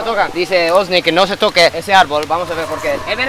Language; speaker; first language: Spanish; non-native, fluent; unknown